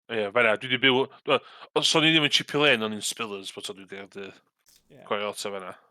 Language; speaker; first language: Welsh; native; Welsh